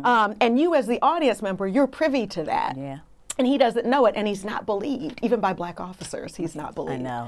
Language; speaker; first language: English; native; English